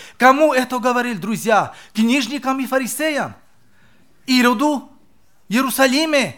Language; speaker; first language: Russian; non-native, local second language; Romany